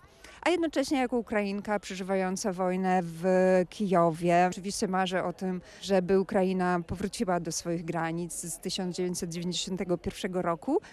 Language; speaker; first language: Polish; non-native, fluent; Ukrainian